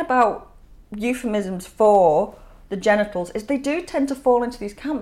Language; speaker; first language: English; native; English